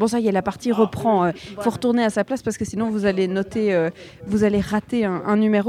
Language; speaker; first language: French; native; French